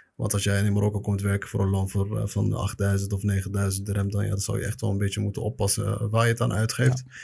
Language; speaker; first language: Dutch; early bilingual, other home language; Arabic